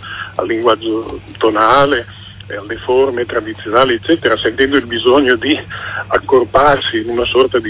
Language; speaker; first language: Italian; native; Italian